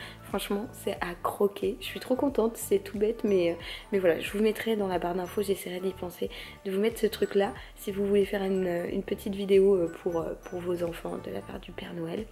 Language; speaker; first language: French; native; French